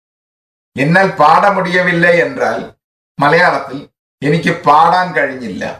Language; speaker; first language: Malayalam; non-native, fluent; Tamil